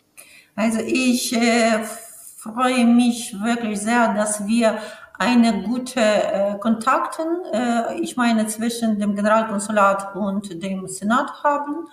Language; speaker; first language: German; non-native, fluent; Ukrainian